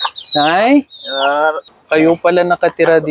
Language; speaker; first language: Filipino; non-native, learner; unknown